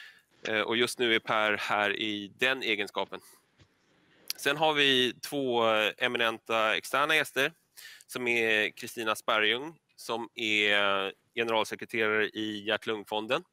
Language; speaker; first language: Swedish; native; Swedish